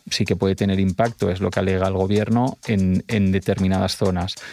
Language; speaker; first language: Spanish; native; Spanish